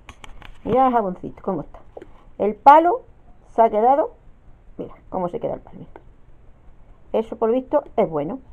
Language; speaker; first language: Spanish; native; Spanish